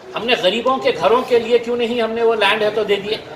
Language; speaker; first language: Hindi; non-native, local second language; Marathi